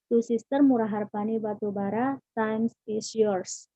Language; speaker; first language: English; non-native, learner; Indonesian